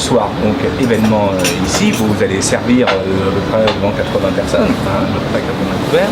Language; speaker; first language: French; native; French